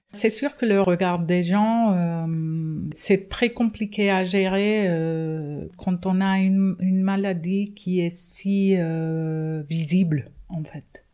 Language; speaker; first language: French; non-native, fluent; Spanish